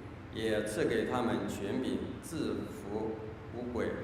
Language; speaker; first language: Chinese; native; Chinese